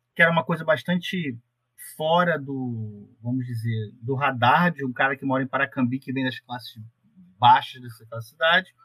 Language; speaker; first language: Portuguese; native; Portuguese